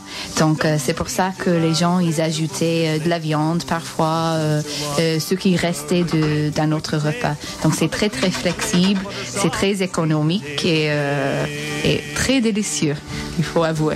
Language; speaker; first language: French; non-native, fluent; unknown